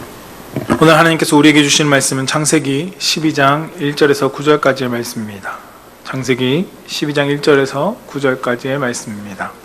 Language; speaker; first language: Korean; native; Korean